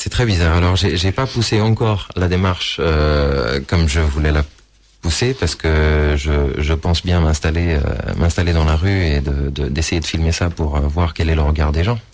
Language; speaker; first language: French; early bilingual, other home language; Portuguese